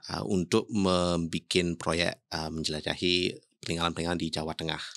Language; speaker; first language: Indonesian; early bilingual, heritage; English